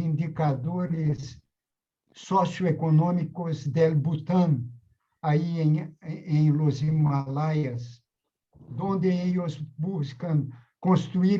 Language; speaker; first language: Spanish; non-native, fluent; Portuguese